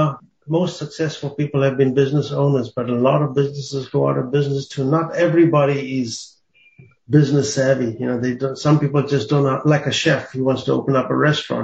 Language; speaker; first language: English; native; English